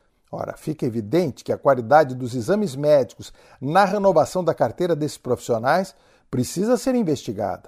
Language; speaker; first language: Portuguese; native; Portuguese